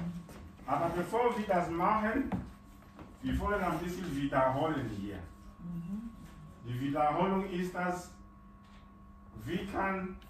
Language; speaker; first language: German; non-native, fluent; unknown